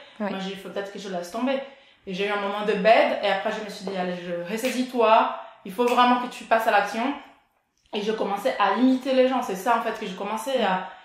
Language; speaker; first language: French; non-native, fluent; Portuguese